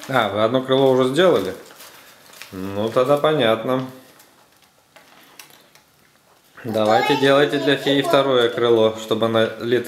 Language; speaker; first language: Russian; native; Russian